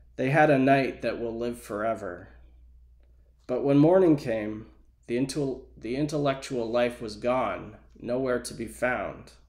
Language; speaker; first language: English; native; English